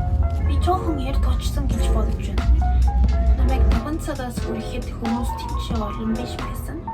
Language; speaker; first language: Mongolian; early bilingual, heritage; Mongolian